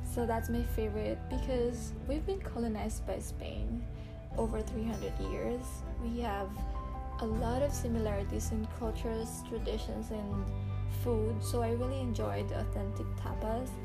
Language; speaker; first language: English; non-native, local second language; Bikol